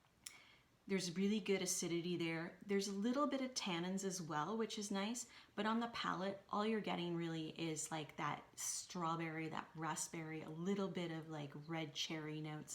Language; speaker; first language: English; native; English